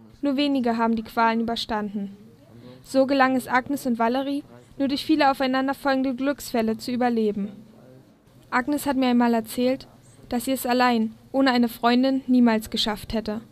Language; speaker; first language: German; native; German